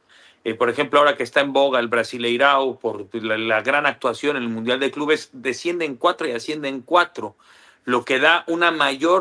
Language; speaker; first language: Spanish; native; Spanish